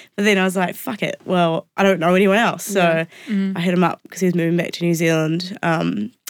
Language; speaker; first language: English; native; English